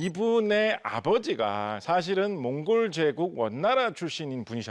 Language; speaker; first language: Korean; native; Korean